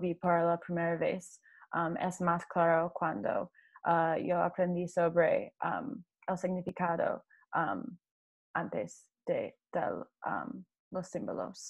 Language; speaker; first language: Spanish; non-native, learner; English